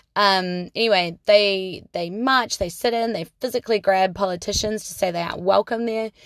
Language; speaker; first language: English; native; English